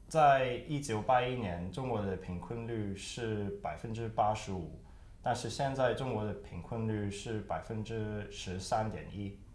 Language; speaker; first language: Chinese; early bilingual, heritage; Chinese